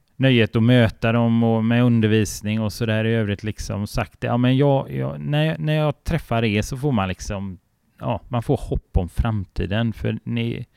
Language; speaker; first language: Swedish; native; Swedish